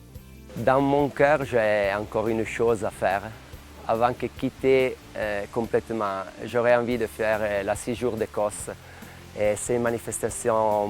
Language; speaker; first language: French; non-native, local second language; Italian